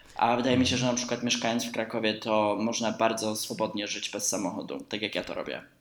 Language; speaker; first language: Polish; early bilingual, heritage; Polish